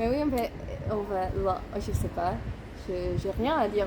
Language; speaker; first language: French; non-native, fluent; English